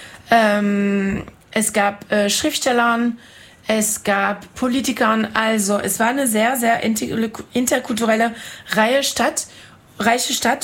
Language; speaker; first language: German; non-native, fluent; French